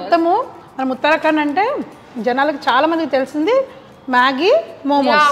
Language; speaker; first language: Telugu; native; Telugu